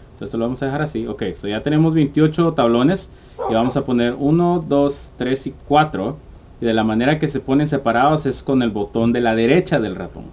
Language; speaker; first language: Spanish; early bilingual, heritage; English